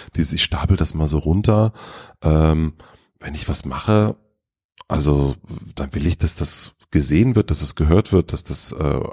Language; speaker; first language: German; native; German